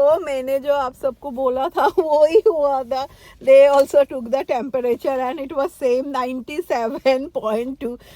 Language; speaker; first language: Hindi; non-native, local second language; Bangla